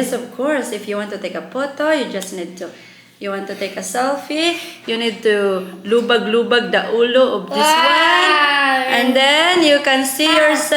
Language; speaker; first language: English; non-native, local second language; Filipino